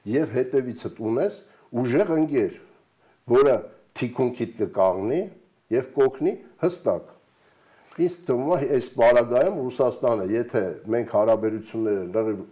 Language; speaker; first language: Armenian; native; Armenian